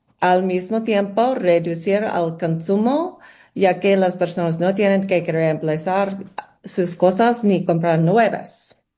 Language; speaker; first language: Spanish; non-native, learner; English